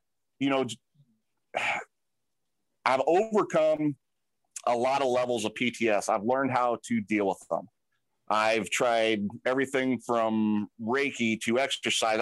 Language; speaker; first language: English; native; English